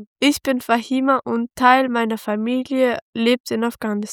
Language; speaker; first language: German; early bilingual, other home language; Pashto